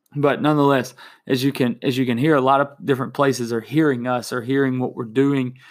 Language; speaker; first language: English; native; English